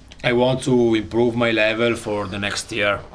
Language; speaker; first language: English; non-native, learner; Italian